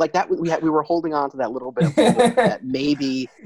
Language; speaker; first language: English; native; English